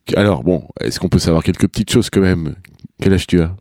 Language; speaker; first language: French; native; French